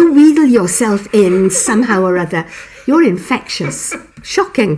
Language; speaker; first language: English; native; English